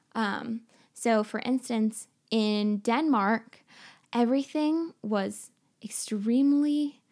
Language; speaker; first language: English; native; English